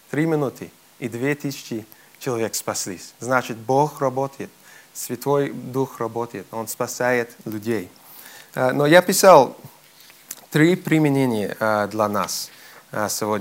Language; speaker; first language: Russian; non-native, fluent; English